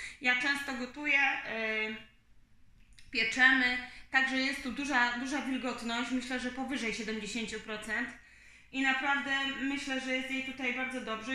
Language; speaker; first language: Polish; native; Polish